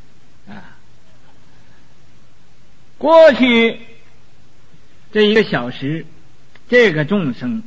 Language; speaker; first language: Chinese; native; Chinese